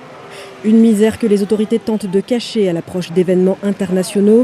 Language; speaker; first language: French; native; French